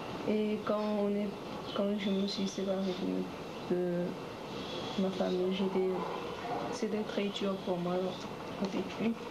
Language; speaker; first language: French; early bilingual, other home language; Chinese